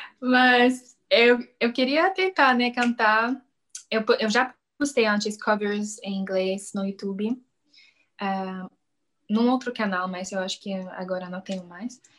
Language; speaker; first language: Portuguese; non-native, fluent; English